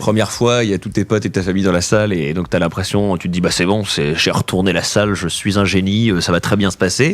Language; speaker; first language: French; native; French